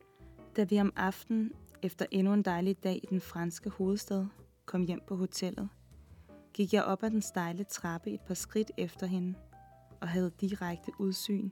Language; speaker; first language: Danish; native; Danish